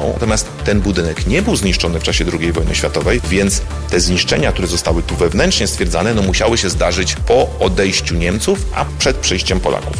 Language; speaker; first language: Polish; native; Polish